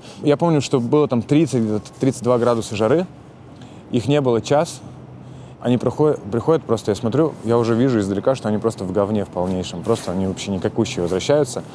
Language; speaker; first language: Russian; native; Russian